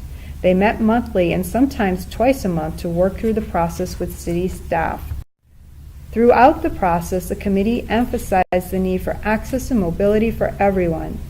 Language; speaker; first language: English; native; English